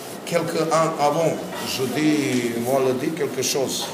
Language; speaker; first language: French; non-native, learner; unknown